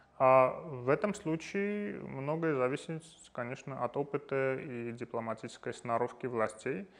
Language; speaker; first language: Russian; non-native, fluent; Armenian